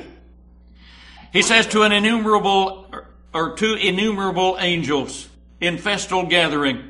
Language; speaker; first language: English; native; English